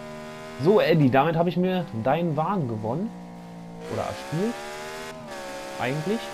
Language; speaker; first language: German; native; German